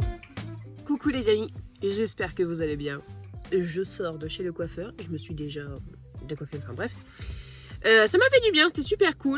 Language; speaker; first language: French; native; French